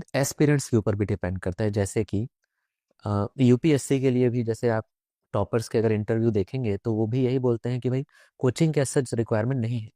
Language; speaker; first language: Hindi; native; Hindi